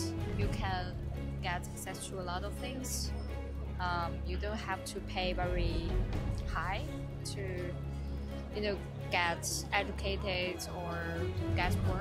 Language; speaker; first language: English; non-native, fluent; Chinese